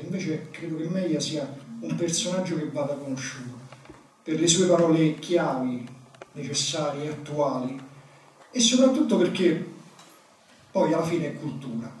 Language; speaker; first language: Italian; native; Italian